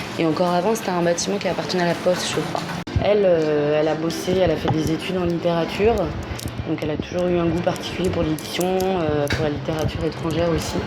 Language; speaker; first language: French; native; French